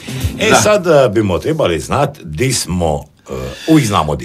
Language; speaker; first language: Croatian; native; Croatian